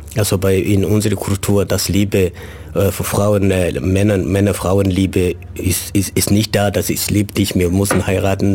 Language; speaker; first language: German; non-native, fluent; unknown